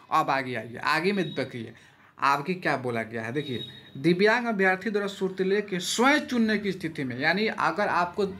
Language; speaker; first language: Hindi; native; Hindi